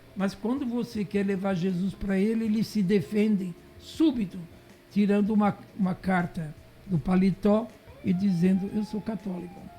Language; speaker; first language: Portuguese; early bilingual, other home language; Italian